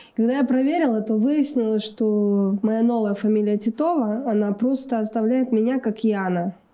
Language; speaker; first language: Russian; native; Russian